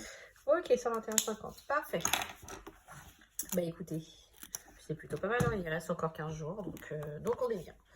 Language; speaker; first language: French; native; French